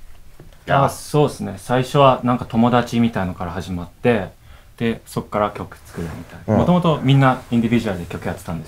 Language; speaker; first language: Japanese; native; Japanese